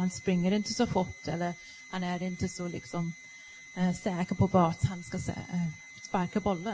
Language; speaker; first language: Swedish; non-native, fluent; English